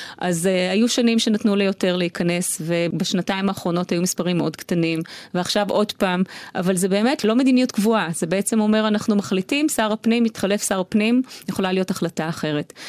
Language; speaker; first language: Hebrew; native; Hebrew